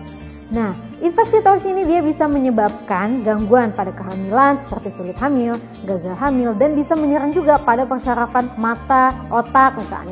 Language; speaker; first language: Indonesian; native; Indonesian